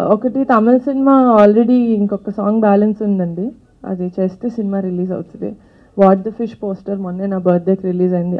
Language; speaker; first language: Telugu; native; Telugu